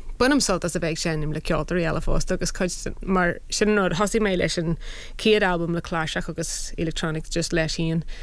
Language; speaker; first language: Irish; non-native, local second language; English